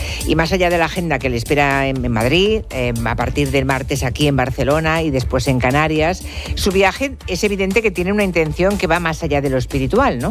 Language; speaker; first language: Spanish; native; Spanish